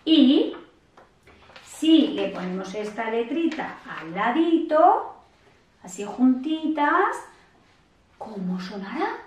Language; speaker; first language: Spanish; native; Spanish